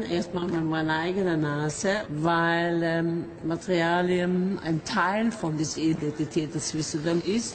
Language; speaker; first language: German; non-native, fluent; Norwegian